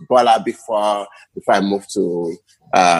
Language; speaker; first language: English; non-native, local second language; Yoruba